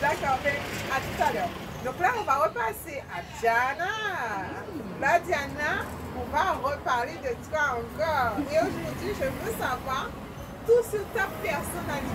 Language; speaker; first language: French; native; French